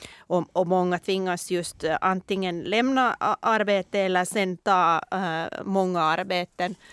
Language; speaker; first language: Swedish; non-native, local second language; Finnish